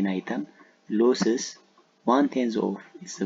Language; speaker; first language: English; non-native, local second language; Amharic